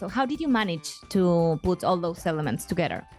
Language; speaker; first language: English; non-native, fluent; Spanish